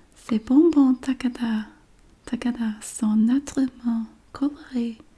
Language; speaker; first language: French; non-native, learner; English